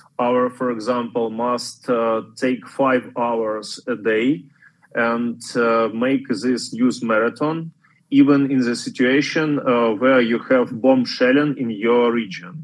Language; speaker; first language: English; non-native, fluent; Ukrainian